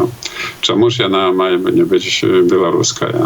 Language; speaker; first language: Polish; non-native, local second language; Belarusian